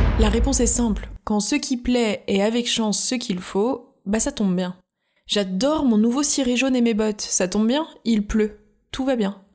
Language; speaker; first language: French; native; French